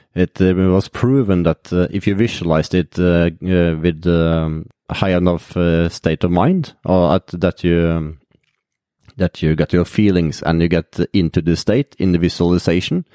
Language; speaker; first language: English; non-native, fluent; Norwegian